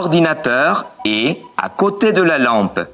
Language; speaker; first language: French; non-native, fluent; Spanish